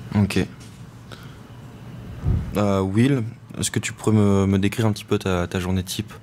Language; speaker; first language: French; native; French